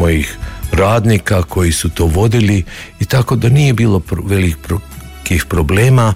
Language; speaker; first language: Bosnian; early bilingual, heritage; Croatian